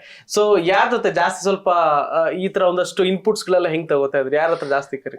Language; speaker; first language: Kannada; native; Kannada